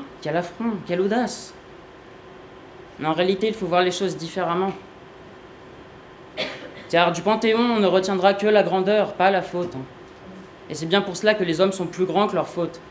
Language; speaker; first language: French; native; French